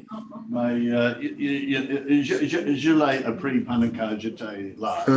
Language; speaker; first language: French; non-native, learner; English